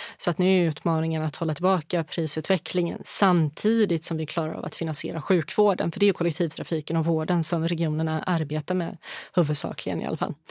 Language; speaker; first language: Swedish; early bilingual, other home language; Bosnian